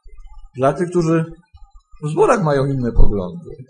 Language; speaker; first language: Polish; native; Polish